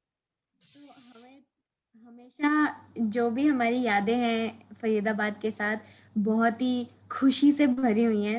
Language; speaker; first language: Hindi; early bilingual, heritage; Hindi